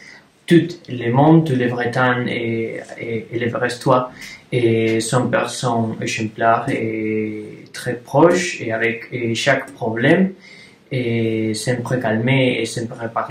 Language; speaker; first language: French; non-native, learner; Spanish